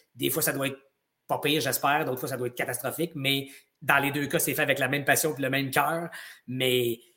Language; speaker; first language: French; native; French